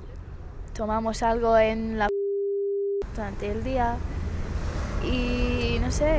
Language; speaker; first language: Spanish; non-native, fluent; English